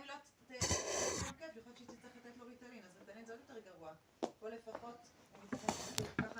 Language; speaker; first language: Hebrew; native; Hebrew